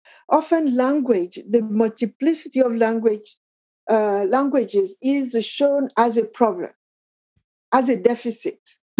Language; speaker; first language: English; non-native, fluent; Akan